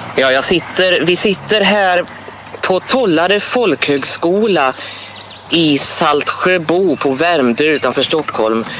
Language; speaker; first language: Swedish; native; Swedish